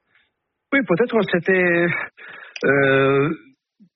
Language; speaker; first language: French; non-native, fluent; Russian